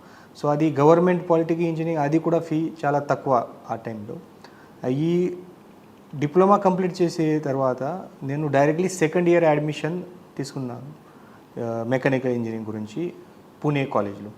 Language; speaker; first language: Telugu; non-native, learner; Marathi